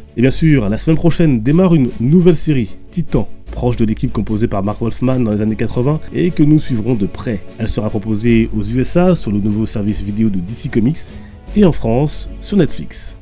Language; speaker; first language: French; native; French